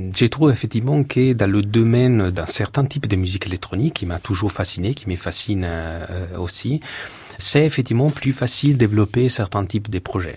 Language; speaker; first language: French; non-native, fluent; Italian